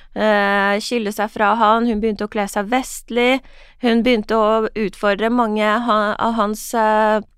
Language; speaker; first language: Norwegian; non-native, fluent; Persian